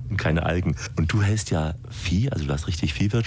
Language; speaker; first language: German; native; German